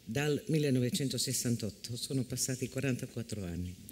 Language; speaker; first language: Italian; non-native, fluent; Finnish